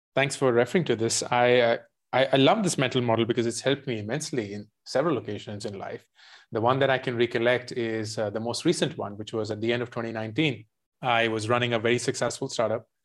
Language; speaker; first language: English; non-native, local second language; Hindi